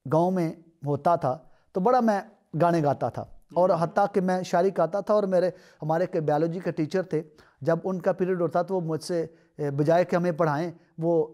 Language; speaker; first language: Urdu; non-native, local second language; Punjabi